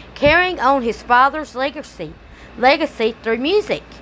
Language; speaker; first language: English; native; English